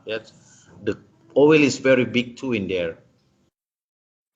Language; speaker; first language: English; non-native, learner; Indonesian